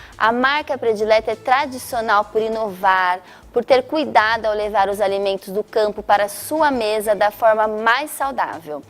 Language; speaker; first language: Portuguese; native; Portuguese